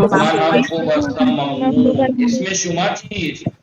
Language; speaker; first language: Persian; non-native, fluent; Urdu